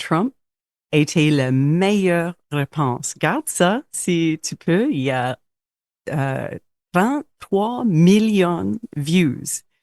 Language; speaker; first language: French; non-native, local second language; English